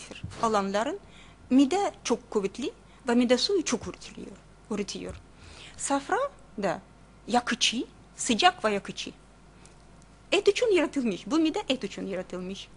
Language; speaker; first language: Turkish; non-native, fluent; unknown